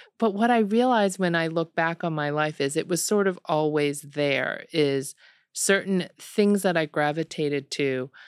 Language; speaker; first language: English; early bilingual, other home language; Korean